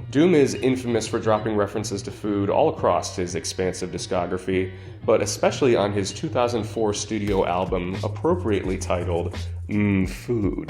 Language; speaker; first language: English; native; English